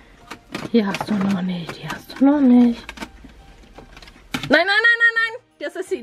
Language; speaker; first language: German; native; German